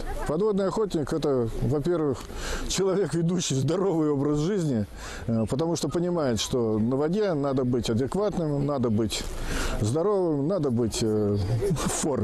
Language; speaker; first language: Russian; native; Russian